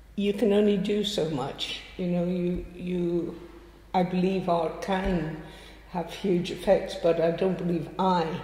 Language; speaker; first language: English; native; English